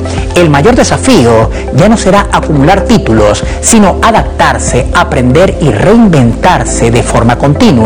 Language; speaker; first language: Spanish; native; Spanish